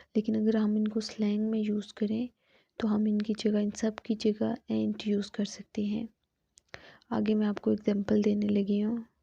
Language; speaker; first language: Urdu; non-native, local second language; Punjabi